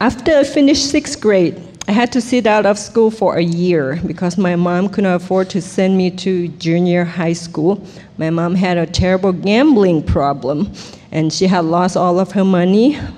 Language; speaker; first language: English; non-native, fluent; Thai